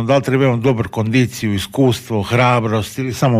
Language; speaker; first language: Serbian; native; Serbian